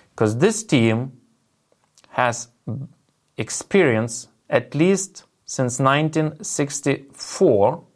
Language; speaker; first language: English; non-native, fluent; Lithuanian